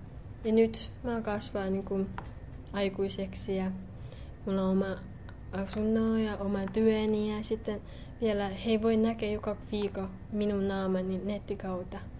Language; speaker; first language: Finnish; non-native, learner; Chinese